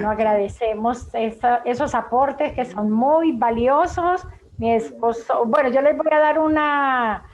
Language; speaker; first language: Spanish; native; Spanish